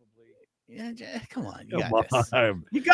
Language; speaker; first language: English; native; English